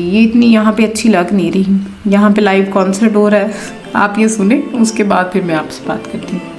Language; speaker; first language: Urdu; non-native, local second language; Punjabi